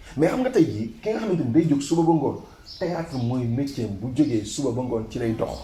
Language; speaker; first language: Wolof; native; Wolof